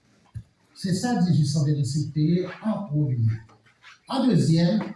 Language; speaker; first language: French; non-native, local second language; Haitian Creole